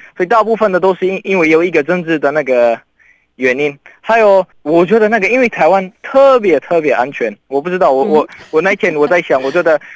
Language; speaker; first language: Chinese; non-native, fluent; Arabic